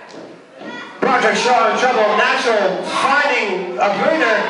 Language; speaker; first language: English; native; English